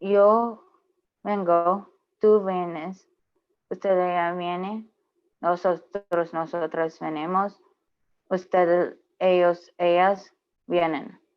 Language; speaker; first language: Spanish; non-native, learner; English